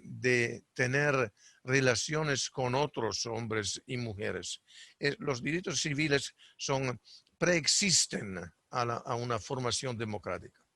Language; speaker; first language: Spanish; non-native, fluent; Italian